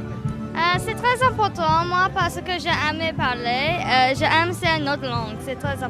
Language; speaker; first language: French; non-native, learner; English